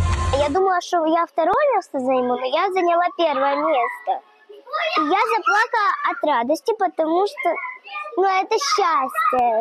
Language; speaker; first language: Ukrainian; non-native, local second language; Russian